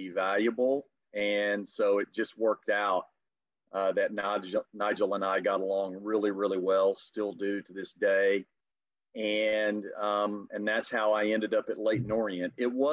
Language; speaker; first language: English; native; English